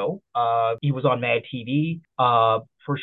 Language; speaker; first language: English; native; English